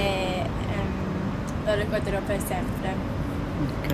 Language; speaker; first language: Italian; non-native, fluent; Maltese